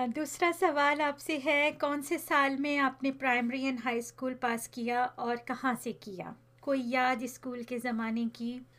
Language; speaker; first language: Urdu; native; Urdu